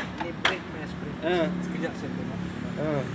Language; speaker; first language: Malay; non-native, local second language; Tamil